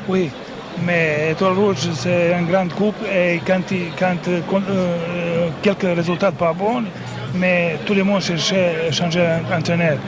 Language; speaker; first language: French; non-native, learner; Serbian